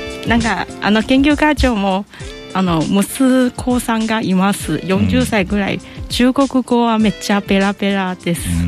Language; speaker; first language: Japanese; non-native, learner; Chinese